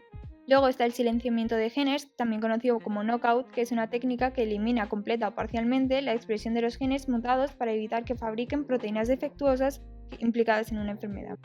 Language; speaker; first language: Spanish; native; Spanish